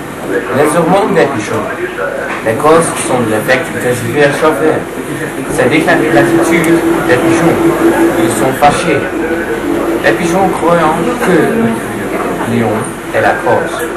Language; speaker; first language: French; non-native, learner; Dutch